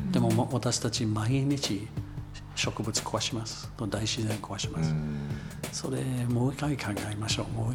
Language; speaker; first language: Japanese; non-native, learner; English